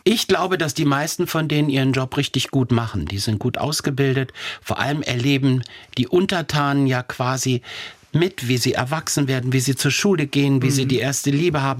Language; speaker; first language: German; native; German